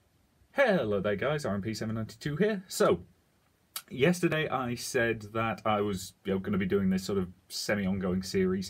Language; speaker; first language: English; native; English